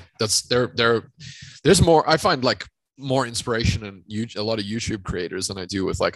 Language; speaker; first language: English; native; English